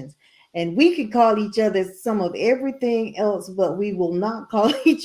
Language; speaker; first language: English; native; English